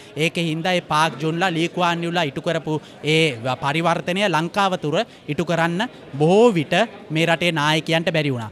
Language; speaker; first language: Sinhala; native; Sinhala